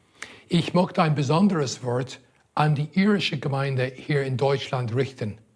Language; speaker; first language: German; non-native, fluent; English